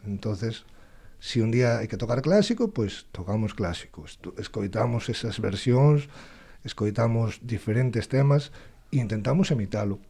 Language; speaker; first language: Galician; non-native, local second language; Spanish